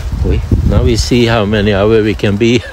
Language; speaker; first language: English; non-native, learner; Swedish